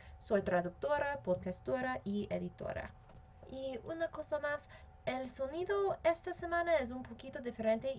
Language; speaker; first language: Spanish; non-native, fluent; English